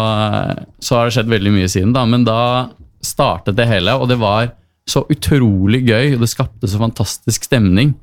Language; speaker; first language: Norwegian; native; Norwegian